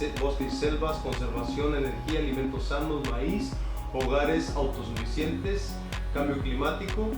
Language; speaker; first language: Spanish; native; Spanish